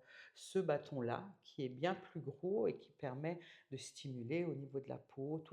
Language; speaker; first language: French; native; French